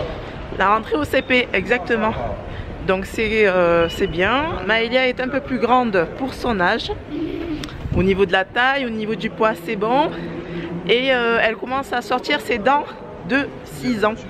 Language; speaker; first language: French; native; French